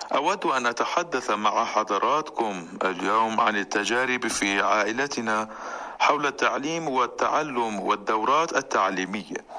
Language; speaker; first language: Arabic; non-native, fluent; Persian